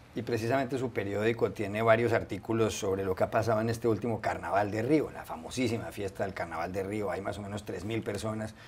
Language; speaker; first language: Spanish; native; Spanish